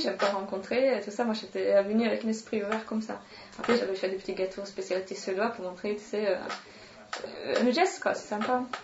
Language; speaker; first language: French; non-native, fluent; Swedish